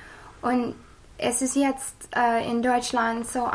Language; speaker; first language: German; non-native, learner; English